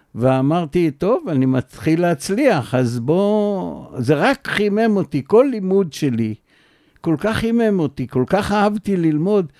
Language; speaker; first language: Hebrew; native; Hebrew